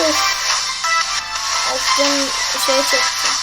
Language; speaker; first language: Turkish; native; Turkish